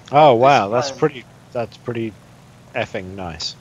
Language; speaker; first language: English; native; English